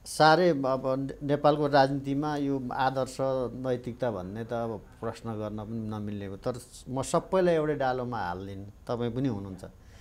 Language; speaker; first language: Nepali; native; Nepali